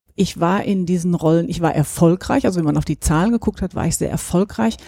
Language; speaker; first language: German; native; German